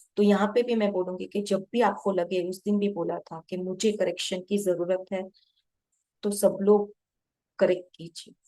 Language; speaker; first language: Hindi; non-native, local second language; Gujarati